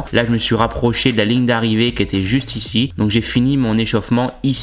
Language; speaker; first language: French; native; French